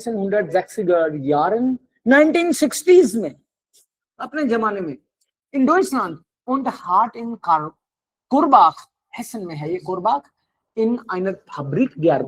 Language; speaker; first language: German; non-native, fluent; Hindi